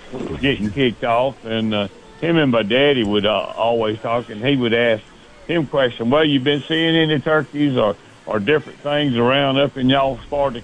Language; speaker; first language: English; native; English